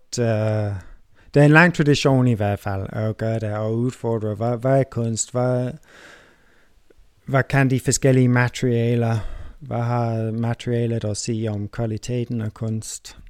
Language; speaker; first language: Danish; non-native, fluent; English